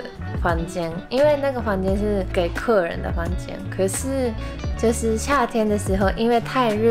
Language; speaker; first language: Chinese; non-native, fluent; Japanese